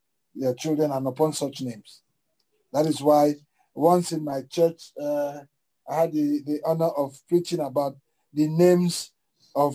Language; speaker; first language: English; native; English